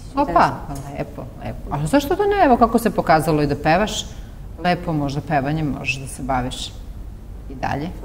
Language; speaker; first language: Serbian; native; Serbian